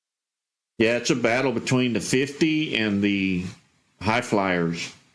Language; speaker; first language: English; native; English